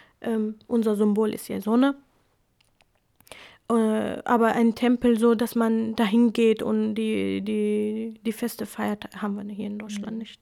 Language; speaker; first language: German; early bilingual, other home language; Kurdish